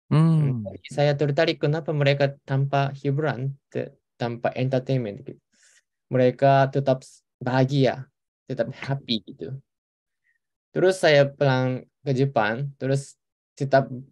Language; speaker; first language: Indonesian; non-native, fluent; Japanese